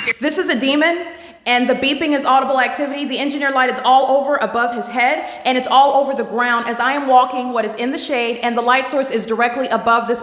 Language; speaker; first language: English; native; English